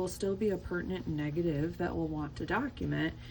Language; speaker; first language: English; native; English